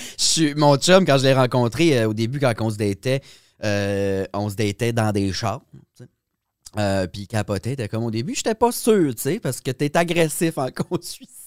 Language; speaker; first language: French; native; French